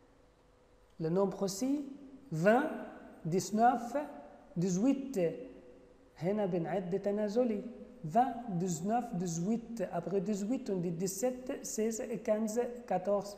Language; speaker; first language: French; non-native, fluent; Arabic